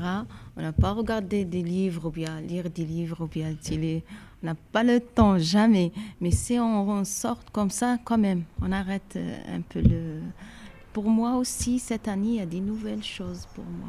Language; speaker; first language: French; non-native, learner; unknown